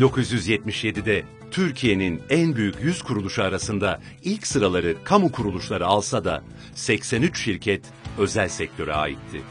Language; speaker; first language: Turkish; native; Turkish